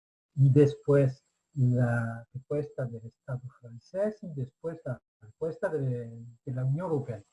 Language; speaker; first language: Spanish; non-native, fluent; French